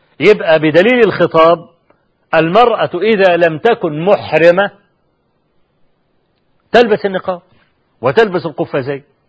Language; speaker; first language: Arabic; native; Arabic